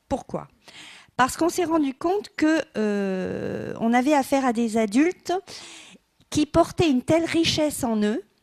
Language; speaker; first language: French; non-native, fluent; English